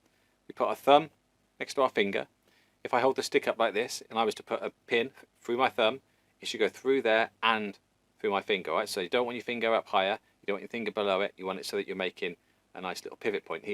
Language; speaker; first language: English; native; English